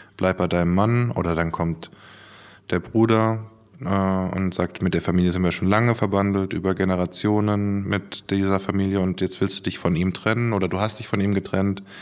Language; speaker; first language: German; native; German